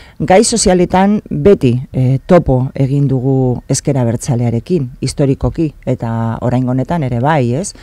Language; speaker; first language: Basque; non-native, local second language; Spanish